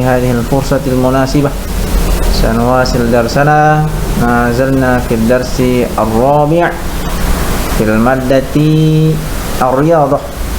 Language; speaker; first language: Arabic; non-native, fluent; Indonesian